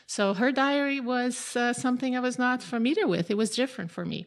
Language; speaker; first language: English; non-native, fluent; Portuguese